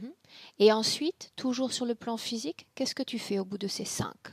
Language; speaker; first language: French; native; French